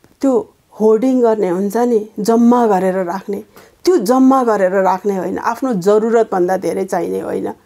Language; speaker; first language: Nepali; native; Nepali